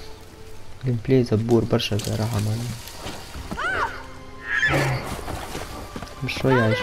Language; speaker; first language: Arabic; native; Arabic